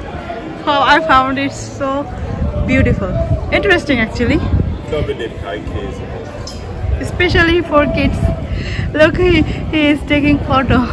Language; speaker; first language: English; non-native, local second language; Bangla